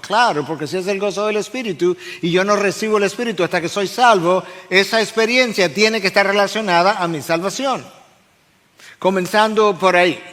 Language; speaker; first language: Spanish; native; Spanish